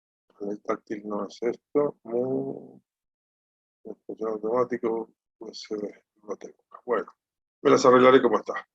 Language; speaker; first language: Spanish; native; Spanish